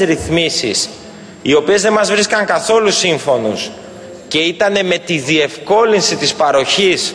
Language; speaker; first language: Greek; native; Greek